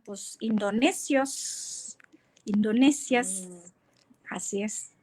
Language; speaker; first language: Spanish; non-native, fluent; Indonesian